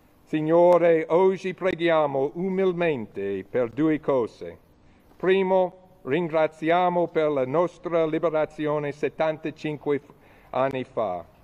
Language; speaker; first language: Italian; non-native, learner; English